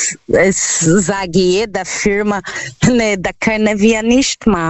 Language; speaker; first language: German; non-native, fluent; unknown